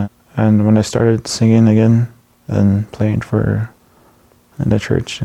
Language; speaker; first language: English; native; English